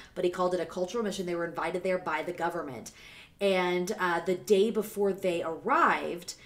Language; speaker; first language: English; native; English